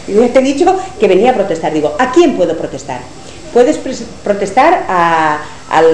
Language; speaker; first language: Spanish; non-native, local second language; Catalan